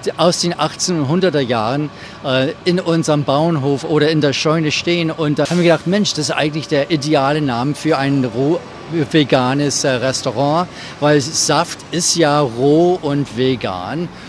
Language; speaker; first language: German; non-native, fluent; English